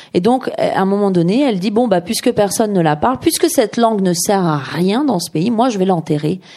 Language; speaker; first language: French; early bilingual, other home language; Persian